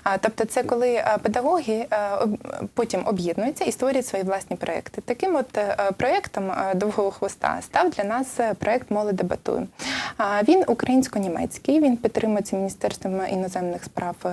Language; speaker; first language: Ukrainian; native; Ukrainian